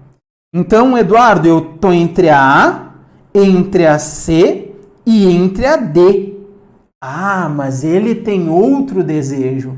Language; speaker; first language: Portuguese; native; Portuguese